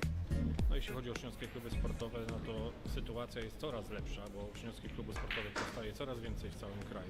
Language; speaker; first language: Polish; native; Polish